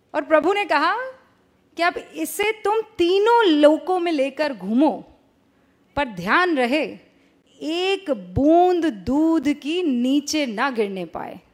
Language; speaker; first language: Hindi; native; Hindi